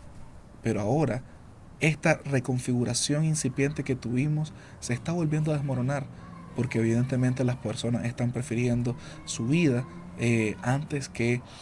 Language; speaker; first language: Spanish; native; Spanish